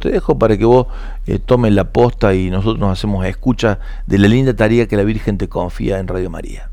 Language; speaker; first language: Spanish; native; Spanish